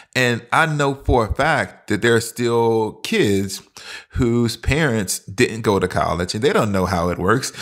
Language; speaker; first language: English; native; English